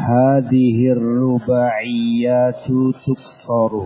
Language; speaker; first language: Arabic; non-native, fluent; Indonesian